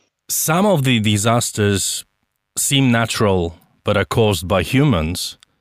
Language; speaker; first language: English; non-native, fluent; Polish